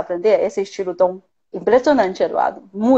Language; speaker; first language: Portuguese; non-native, fluent; Chinese